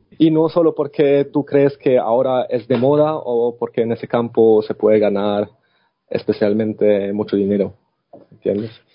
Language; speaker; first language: Spanish; non-native, fluent; German